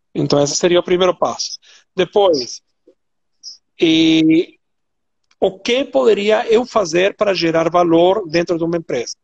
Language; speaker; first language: Portuguese; non-native, fluent; Spanish